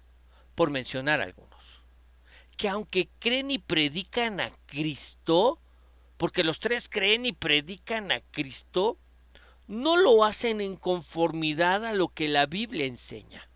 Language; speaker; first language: Spanish; native; Spanish